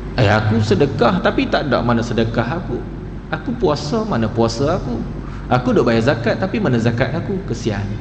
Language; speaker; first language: Malay; native; Malay